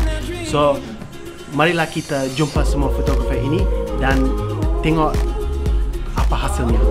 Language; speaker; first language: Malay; non-native, fluent; English